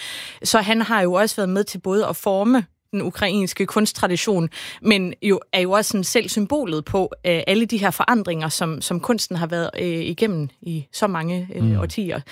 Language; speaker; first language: Danish; native; Danish